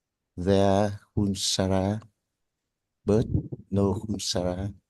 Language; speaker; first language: English; non-native, learner; Vietnamese